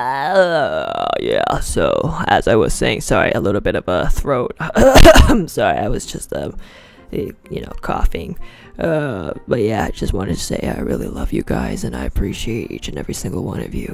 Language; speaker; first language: English; native; English